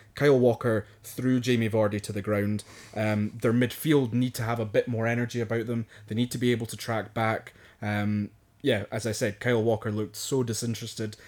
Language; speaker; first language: English; native; English